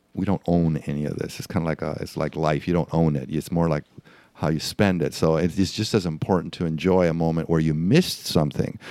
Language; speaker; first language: English; non-native, fluent; Spanish